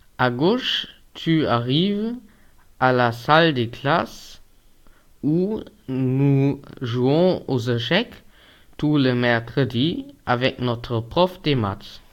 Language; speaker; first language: French; non-native, learner; German